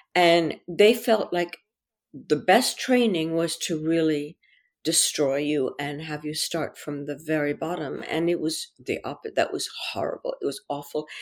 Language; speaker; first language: English; early bilingual, other home language; French